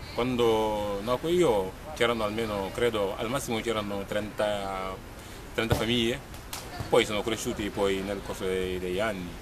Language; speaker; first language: Italian; non-native, fluent; Mandingo